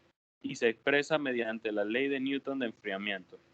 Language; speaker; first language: Spanish; native; Spanish